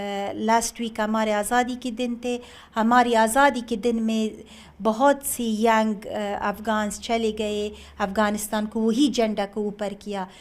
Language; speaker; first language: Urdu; non-native, learner; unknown